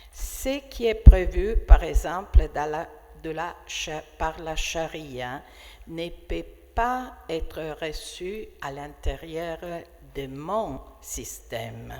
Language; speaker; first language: French; non-native, fluent; Italian